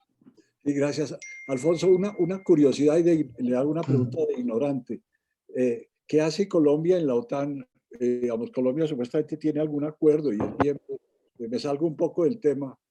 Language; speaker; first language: Spanish; native; Spanish